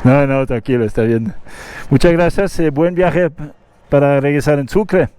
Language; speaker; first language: Spanish; non-native, learner; French